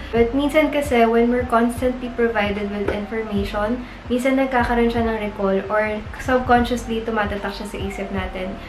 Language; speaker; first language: Filipino; native; Filipino